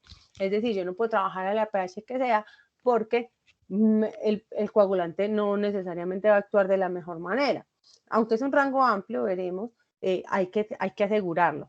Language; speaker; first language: Spanish; native; Spanish